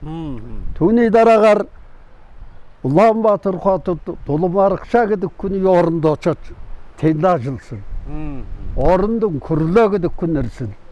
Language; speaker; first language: Mongolian; non-native, local second language; Kazakh